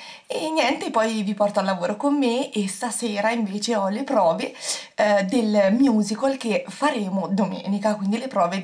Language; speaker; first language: Italian; native; Italian